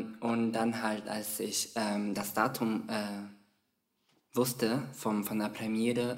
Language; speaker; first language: German; non-native, fluent; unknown